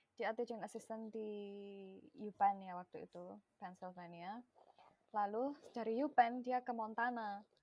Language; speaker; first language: Indonesian; non-native, local second language; Javanese